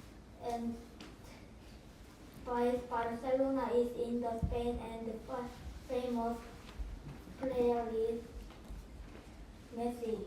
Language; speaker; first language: English; non-native, learner; Korean